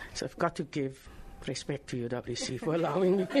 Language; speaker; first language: English; non-native, local second language; Afrikaans